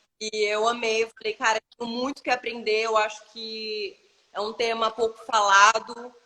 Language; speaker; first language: Portuguese; native; Portuguese